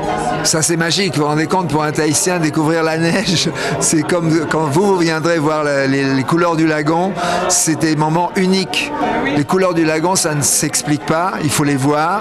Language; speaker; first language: French; native; French